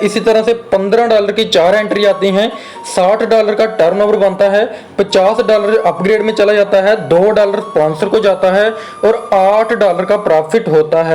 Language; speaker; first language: Hindi; native; Hindi